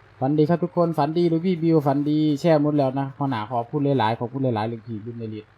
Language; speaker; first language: Thai; native; Thai